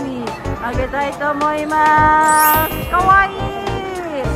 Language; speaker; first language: Japanese; native; Japanese